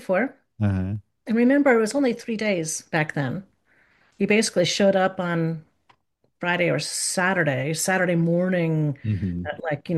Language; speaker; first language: English; native; English